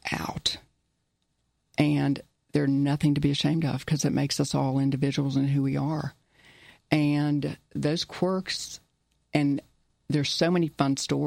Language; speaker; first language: English; early bilingual, other home language; German